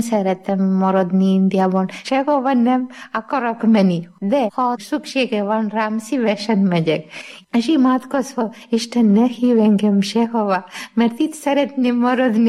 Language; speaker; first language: Hungarian; non-native, learner; Malayalam